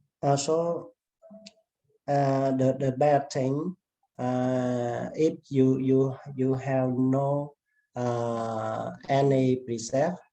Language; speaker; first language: English; non-native, learner; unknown